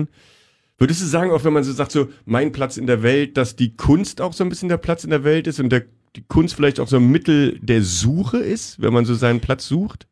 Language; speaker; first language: German; native; German